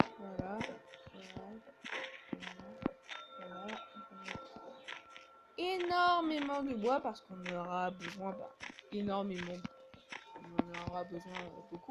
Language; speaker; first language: French; native; French